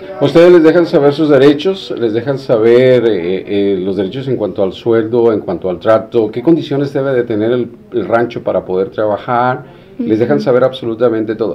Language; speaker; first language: Spanish; native; Spanish